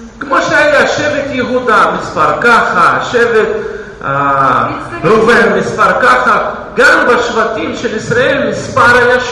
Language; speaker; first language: Hebrew; non-native, fluent; Russian